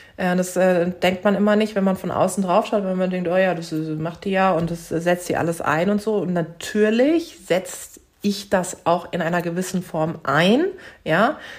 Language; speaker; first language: German; early bilingual, other home language; Turkish